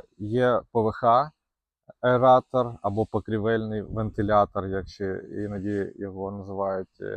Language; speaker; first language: Ukrainian; non-native, local second language; Russian